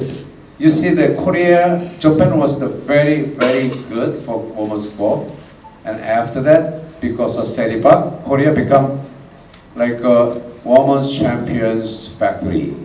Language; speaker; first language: English; non-native, fluent; Korean